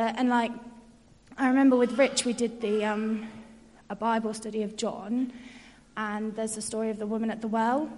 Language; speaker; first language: English; native; English